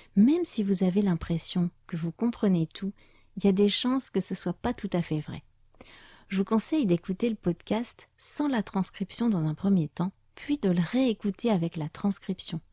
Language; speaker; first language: French; native; French